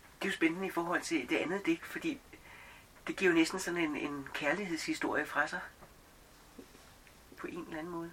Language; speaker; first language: Danish; native; Danish